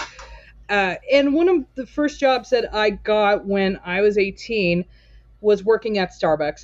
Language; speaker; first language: English; native; English